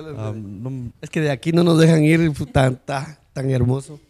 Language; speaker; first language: Spanish; early bilingual, heritage; Spanish